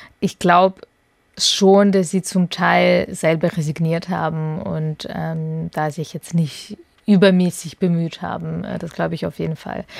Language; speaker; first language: German; early bilingual, other home language; Russian